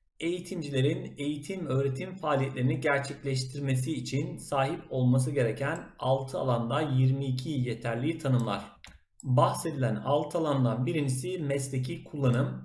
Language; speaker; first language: Turkish; native; Turkish